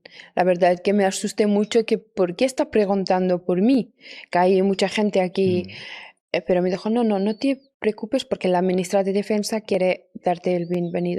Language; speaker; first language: Spanish; non-native, fluent; Persian